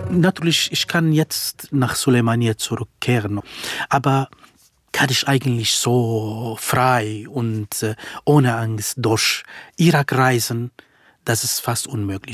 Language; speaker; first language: German; non-native, fluent; Kurdish